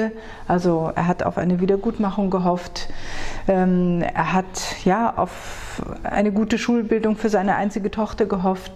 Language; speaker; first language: German; early bilingual, other home language; Hebrew